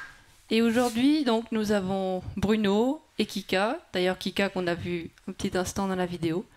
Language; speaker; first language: French; native; French